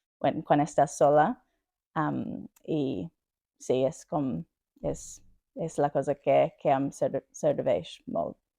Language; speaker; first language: Catalan; non-native, learner; English